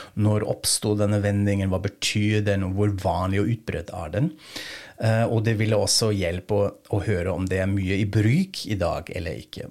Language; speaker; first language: Norwegian; non-native, fluent; German